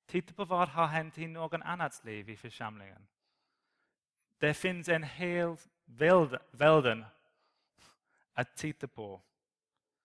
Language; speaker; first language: Swedish; non-native, learner; English